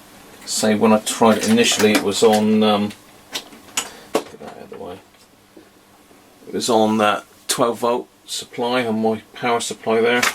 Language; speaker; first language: English; native; English